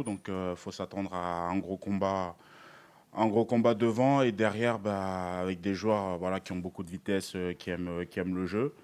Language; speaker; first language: French; native; French